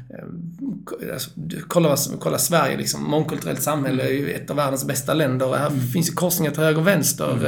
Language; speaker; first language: Swedish; native; Swedish